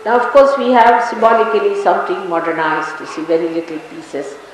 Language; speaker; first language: English; non-native, local second language; Marathi